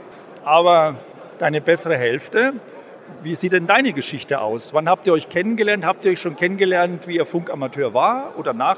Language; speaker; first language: German; native; German